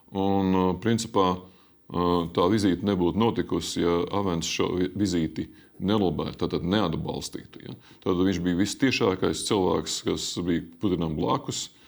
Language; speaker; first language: Latvian; native; Latvian